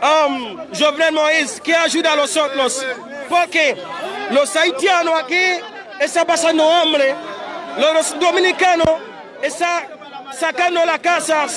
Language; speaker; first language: Spanish; non-native, learner; Haitian Creole